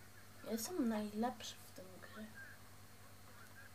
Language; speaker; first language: Polish; early bilingual, heritage; Dutch